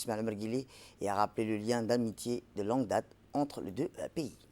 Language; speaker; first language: French; native; French